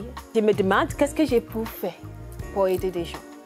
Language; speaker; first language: French; non-native, learner; English